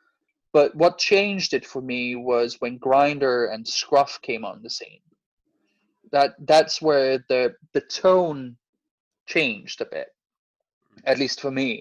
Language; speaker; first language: English; non-native, fluent; Danish